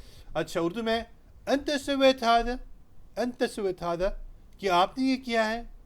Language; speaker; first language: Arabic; non-native, fluent; Urdu